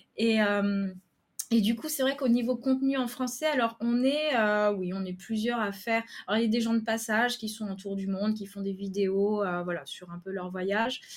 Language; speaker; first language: French; native; French